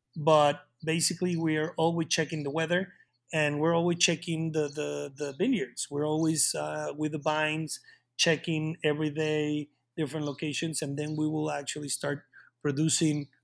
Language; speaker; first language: English; non-native, fluent; Spanish